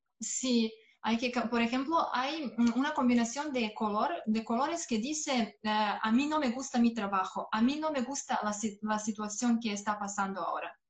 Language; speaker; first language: Spanish; non-native, fluent; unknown